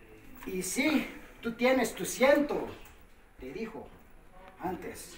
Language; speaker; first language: Spanish; non-native, fluent; English